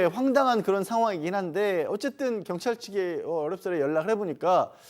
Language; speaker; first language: Korean; native; Korean